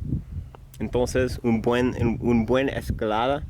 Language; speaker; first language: Spanish; non-native, learner; English